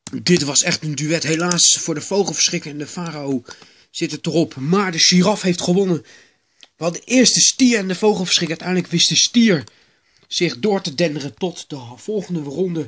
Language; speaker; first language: Dutch; native; Dutch